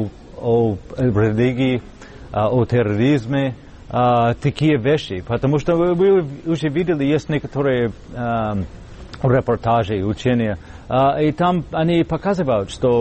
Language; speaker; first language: Russian; non-native, fluent; English